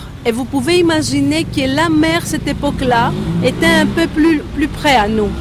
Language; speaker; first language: French; non-native, fluent; Greek